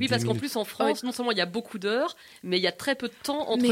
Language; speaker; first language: French; native; French